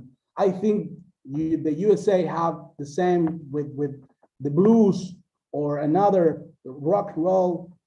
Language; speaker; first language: English; non-native, learner; Spanish